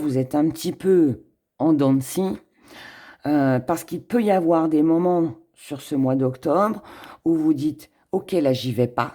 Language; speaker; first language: French; native; French